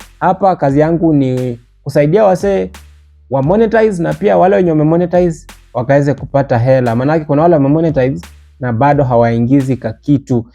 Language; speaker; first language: Swahili; non-native, local second language; Luyia